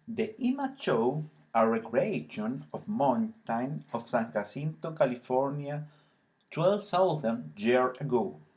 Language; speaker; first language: English; non-native, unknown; Spanish